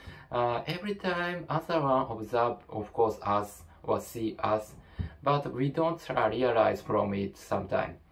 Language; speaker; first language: English; non-native, learner; Japanese